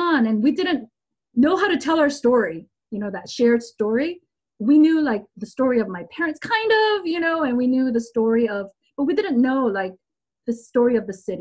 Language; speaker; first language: English; early bilingual, other home language; Korean